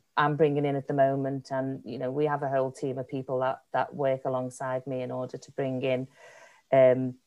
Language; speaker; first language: English; native; English